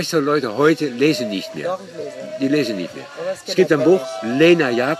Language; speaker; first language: German; non-native, fluent; Dutch